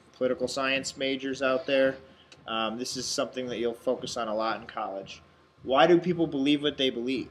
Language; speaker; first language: English; native; English